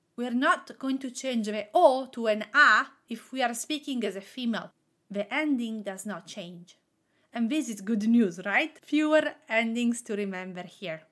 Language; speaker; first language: English; non-native, fluent; Italian